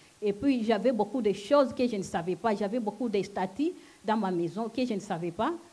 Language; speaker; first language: French; non-native, local second language; Lingala